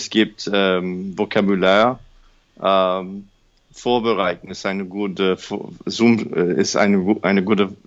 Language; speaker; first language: German; non-native, learner; English